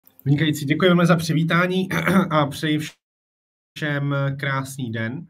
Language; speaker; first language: Czech; native; Czech